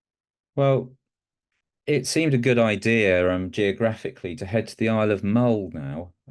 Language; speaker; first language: English; native; English